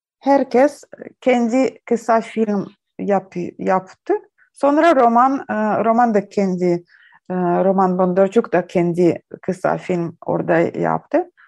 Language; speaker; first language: Turkish; non-native, learner; Ukrainian